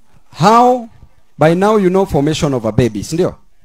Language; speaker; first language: English; non-native, local second language; Luo (Kenya and Tanzania)